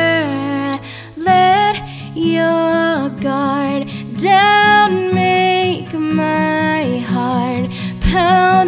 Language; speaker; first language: English; native; English